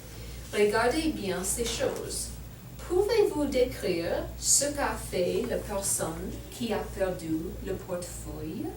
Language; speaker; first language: French; non-native, learner; English